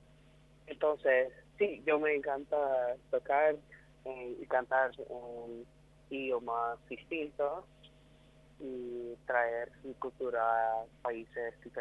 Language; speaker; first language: Spanish; non-native, learner; English